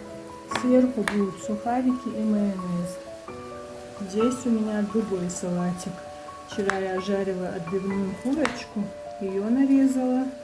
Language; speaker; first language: Russian; non-native, local second language; Chechen